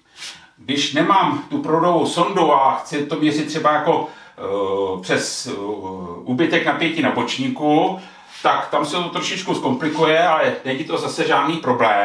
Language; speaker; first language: Czech; native; Czech